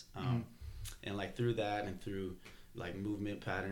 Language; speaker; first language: English; native; English